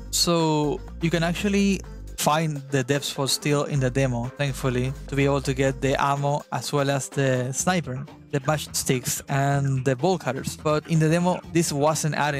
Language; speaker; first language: English; non-native, fluent; Spanish